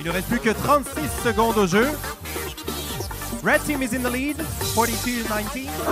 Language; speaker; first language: French; native; French